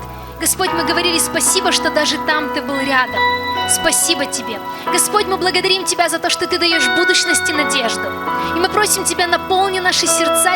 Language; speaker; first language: Russian; native; Russian